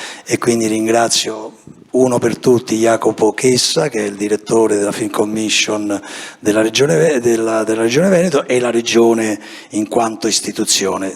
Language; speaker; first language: Italian; native; Italian